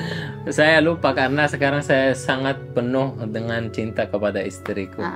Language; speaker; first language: Indonesian; non-native, fluent; Arabic